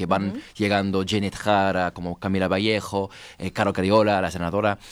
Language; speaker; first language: Spanish; non-native, fluent; English